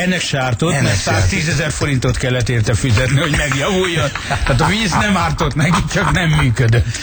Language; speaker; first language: Hungarian; native; Hungarian